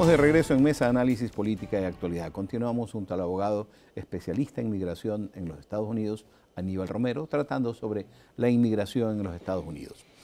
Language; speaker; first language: Spanish; native; Spanish